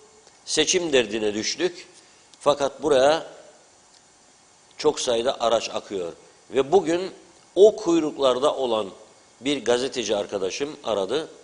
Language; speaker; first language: Turkish; native; Turkish